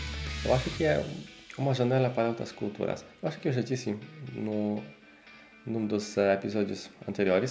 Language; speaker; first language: Portuguese; non-native, fluent; Polish